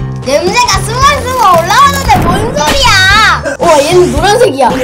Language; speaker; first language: Korean; native; Korean